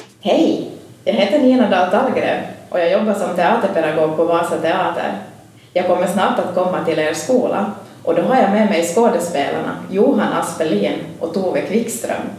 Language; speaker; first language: Swedish; native; Swedish